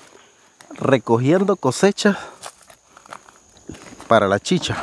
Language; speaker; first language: Spanish; native; Spanish